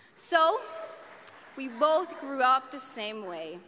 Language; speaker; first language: English; native; English